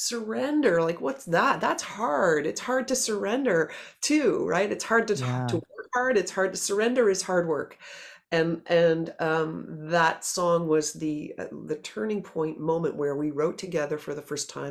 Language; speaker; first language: English; native; English